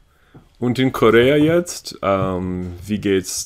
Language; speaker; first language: German; non-native, learner; English